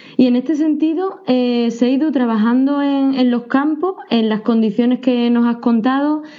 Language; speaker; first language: Spanish; native; Spanish